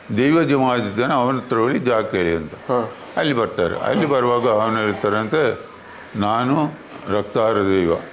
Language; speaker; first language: Kannada; non-native, local second language; Tulu